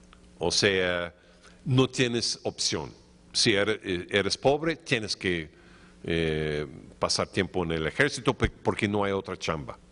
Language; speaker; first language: Spanish; non-native, fluent; English